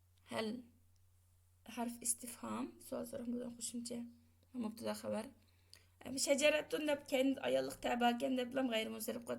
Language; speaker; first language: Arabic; non-native, fluent; Uyghur